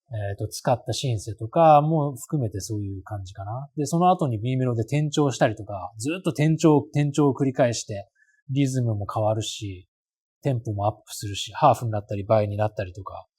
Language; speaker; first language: Japanese; native; Japanese